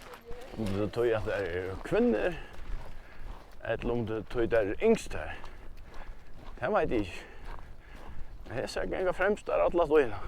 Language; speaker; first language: Swedish; non-native, learner; Faroese